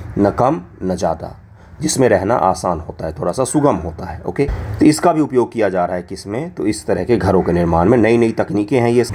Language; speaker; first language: Hindi; non-native, local second language; Maithili